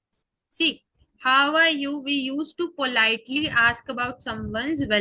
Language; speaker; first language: English; non-native, fluent; Hindi